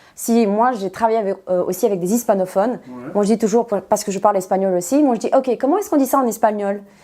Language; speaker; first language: French; non-native, fluent; Serbian